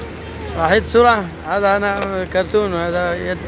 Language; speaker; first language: Arabic; non-native, learner; Pashto